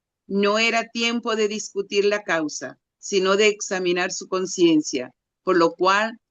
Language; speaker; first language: Spanish; native; Spanish